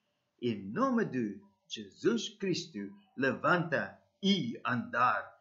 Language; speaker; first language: Portuguese; non-native, learner; English